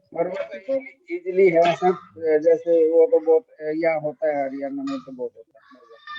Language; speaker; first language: Hindi; native; Hindi